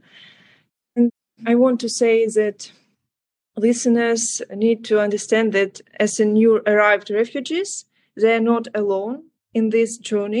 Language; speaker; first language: English; non-native, learner; Ukrainian